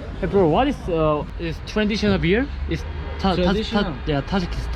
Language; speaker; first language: English; non-native, learner; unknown